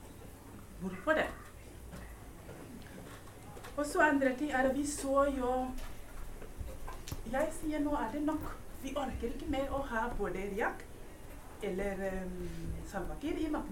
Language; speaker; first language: Norwegian; non-native, fluent; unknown